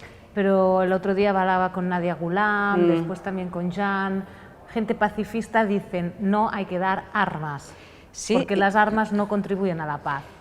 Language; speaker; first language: Spanish; non-native, local second language; Catalan